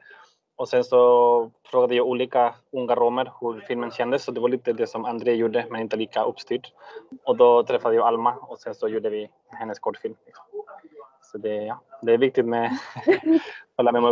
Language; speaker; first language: Swedish; native; Swedish